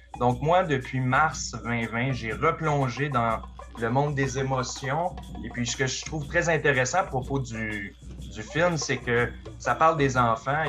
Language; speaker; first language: French; native; French